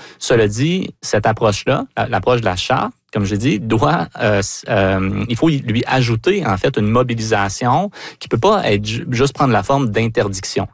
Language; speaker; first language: French; native; French